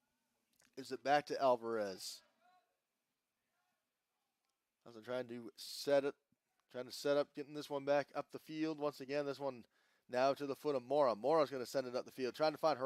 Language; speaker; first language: English; native; English